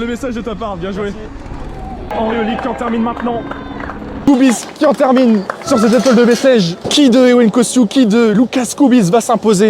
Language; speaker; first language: French; native; French